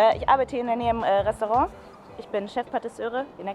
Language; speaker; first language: German; native; German